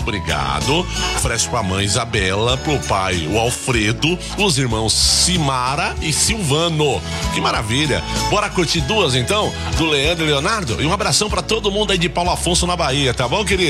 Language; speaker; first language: Portuguese; native; Portuguese